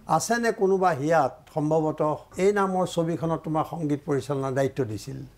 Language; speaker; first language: Assamese; native; Assamese